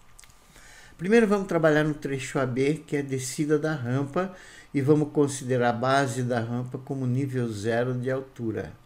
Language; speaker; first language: Portuguese; native; Portuguese